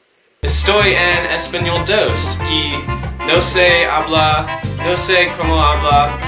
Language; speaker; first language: Spanish; non-native, learner; English